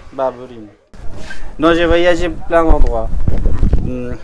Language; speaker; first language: French; non-native, fluent; Bangla